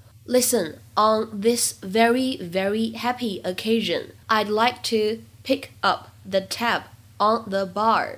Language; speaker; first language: English; non-native, fluent; Chinese